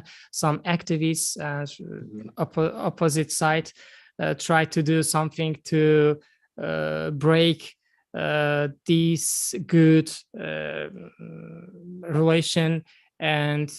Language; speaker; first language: English; non-native, learner; Azerbaijani